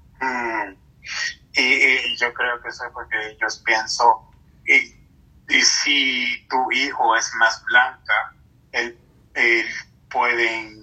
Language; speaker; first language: Spanish; non-native, learner; English